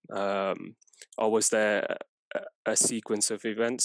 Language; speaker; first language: English; non-native, fluent; Persian